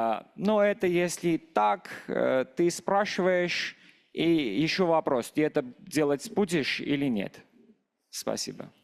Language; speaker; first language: Russian; non-native, local second language; Armenian